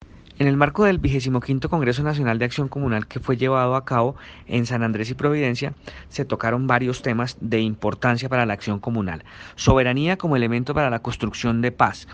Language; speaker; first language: Spanish; native; Spanish